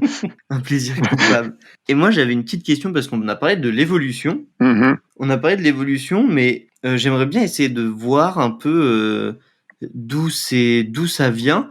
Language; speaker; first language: French; native; French